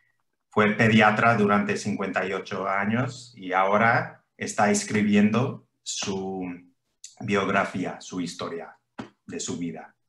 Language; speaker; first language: Spanish; early bilingual, heritage; English